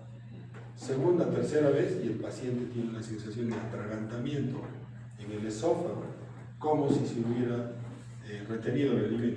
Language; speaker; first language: Spanish; native; Spanish